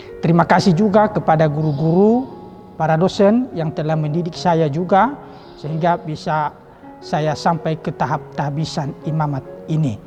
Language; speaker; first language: Indonesian; non-native, local second language; Nias